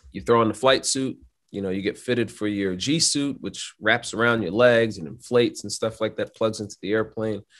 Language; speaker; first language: English; native; English